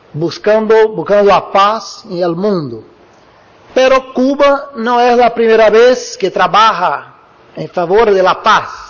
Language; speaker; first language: Spanish; non-native, learner; Portuguese